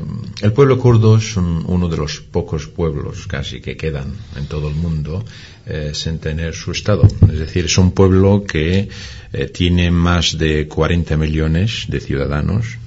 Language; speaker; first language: Spanish; non-native, fluent; Kurdish